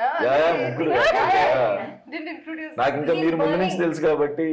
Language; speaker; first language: Telugu; native; Telugu